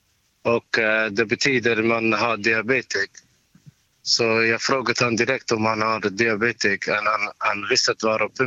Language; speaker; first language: Swedish; non-native, local second language; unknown